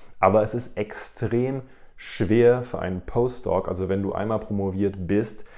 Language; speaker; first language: German; native; German